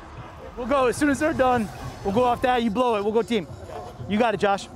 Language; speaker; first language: English; native; English